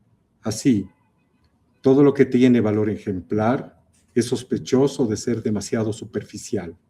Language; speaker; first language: Spanish; native; Spanish